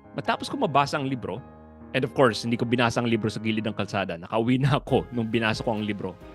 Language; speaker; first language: Filipino; native; Filipino